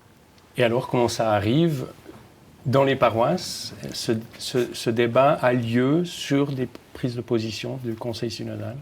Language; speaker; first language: French; native; French